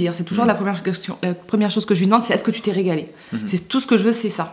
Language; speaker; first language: French; native; French